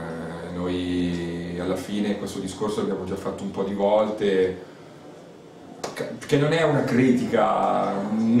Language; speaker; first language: Italian; native; Italian